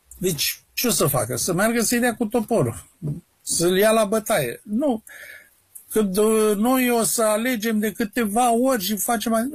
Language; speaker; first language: Romanian; native; Romanian